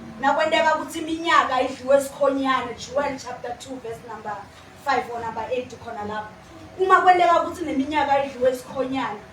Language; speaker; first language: Zulu; non-native, local second language; Swati